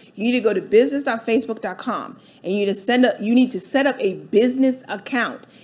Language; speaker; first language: English; native; English